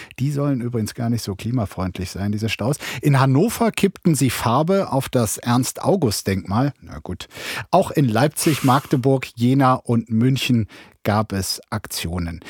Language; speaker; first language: German; native; German